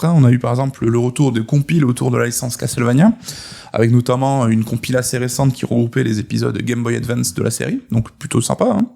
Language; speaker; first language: French; native; French